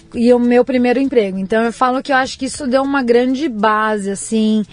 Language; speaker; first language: Portuguese; native; Portuguese